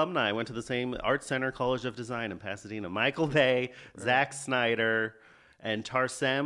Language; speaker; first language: English; native; English